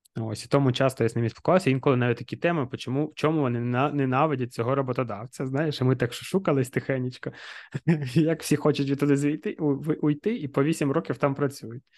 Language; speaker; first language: Ukrainian; non-native, local second language; Russian